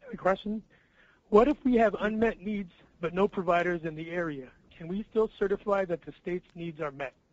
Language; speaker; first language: English; native; English